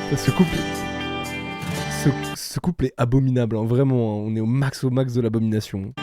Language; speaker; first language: French; native; French